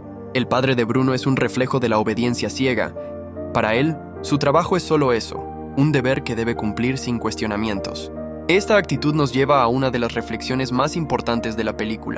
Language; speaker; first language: Spanish; native; Spanish